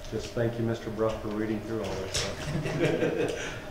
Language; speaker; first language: English; native; English